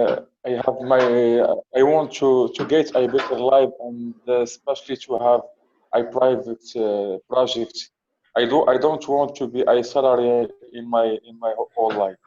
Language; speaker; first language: English; non-native, learner; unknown